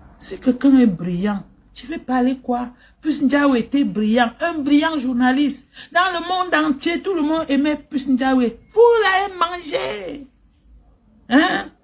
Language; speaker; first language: French; native; French